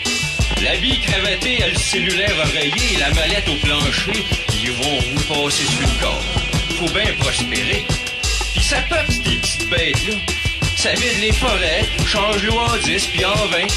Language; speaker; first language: French; native; French